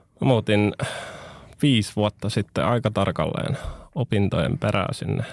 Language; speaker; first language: Finnish; early bilingual, other home language; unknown